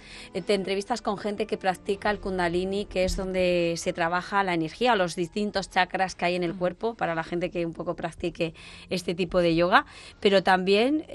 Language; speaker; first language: Spanish; native; Spanish